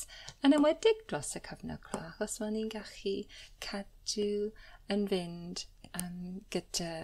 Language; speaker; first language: Welsh; non-native, learner; English